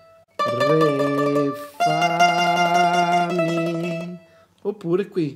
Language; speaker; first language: Italian; native; Italian